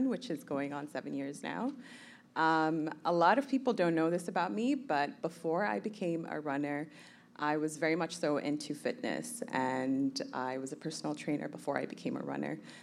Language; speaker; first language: English; non-native, local second language; Somali